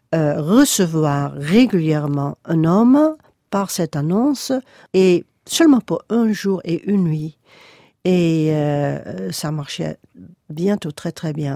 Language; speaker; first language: French; non-native, fluent; Dutch